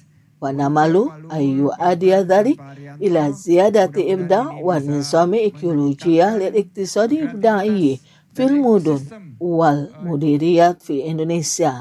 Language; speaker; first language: Arabic; non-native, fluent; Indonesian